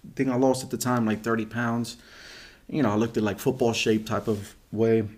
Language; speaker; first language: English; native; English